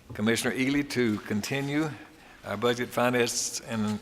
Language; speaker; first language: English; native; English